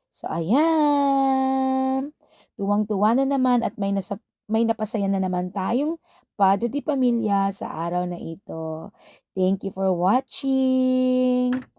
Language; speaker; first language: Filipino; native; Filipino